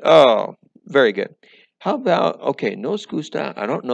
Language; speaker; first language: English; native; English